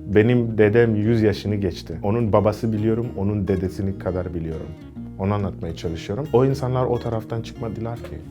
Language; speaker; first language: Turkish; non-native, fluent; Gusii